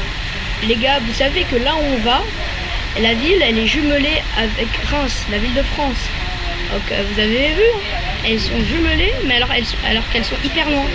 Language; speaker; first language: French; native; French